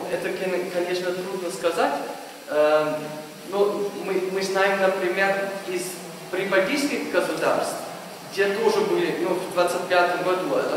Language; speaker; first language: Russian; non-native, fluent; German